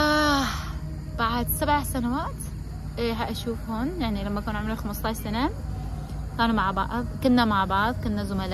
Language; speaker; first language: Arabic; non-native, fluent; Persian